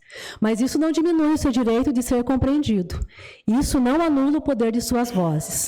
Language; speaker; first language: Portuguese; native; Portuguese